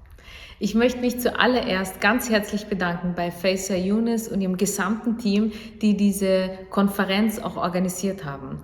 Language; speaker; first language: German; early bilingual, other home language; Kurdish